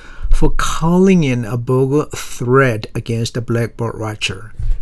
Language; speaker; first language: English; non-native, fluent; Korean